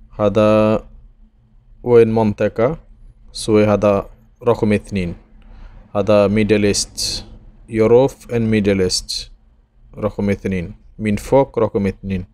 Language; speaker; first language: Arabic; non-native, learner; Bangla